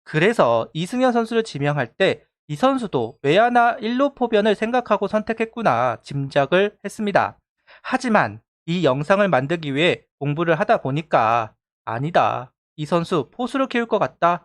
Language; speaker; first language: Korean; native; Korean